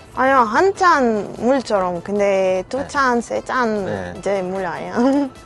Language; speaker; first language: Korean; non-native, learner; Russian